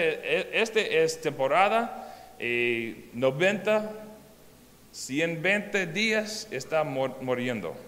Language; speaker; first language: Spanish; non-native, learner; English